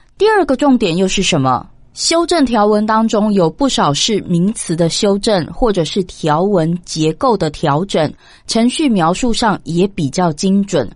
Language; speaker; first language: Chinese; native; Chinese